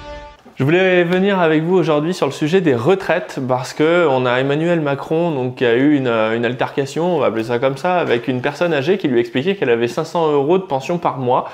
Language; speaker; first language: French; native; French